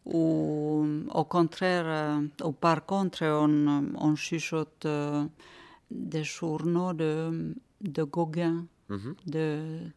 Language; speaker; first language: French; non-native, fluent; Finnish